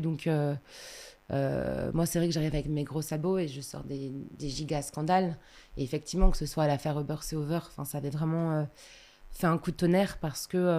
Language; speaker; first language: French; native; French